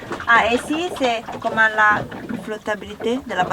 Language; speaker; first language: French; non-native, learner; Italian